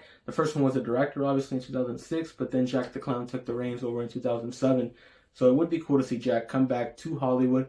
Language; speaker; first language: English; native; English